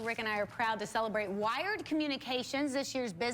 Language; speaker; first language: English; native; English